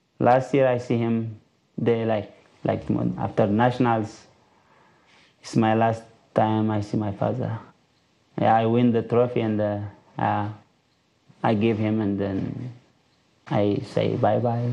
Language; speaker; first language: English; non-native, learner; Tigrinya